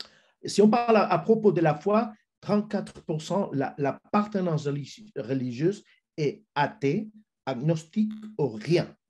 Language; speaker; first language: French; non-native, fluent; Spanish